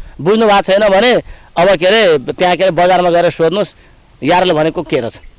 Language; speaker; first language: Nepali; non-native, local second language; Rana Tharu